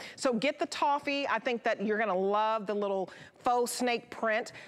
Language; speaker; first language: English; native; English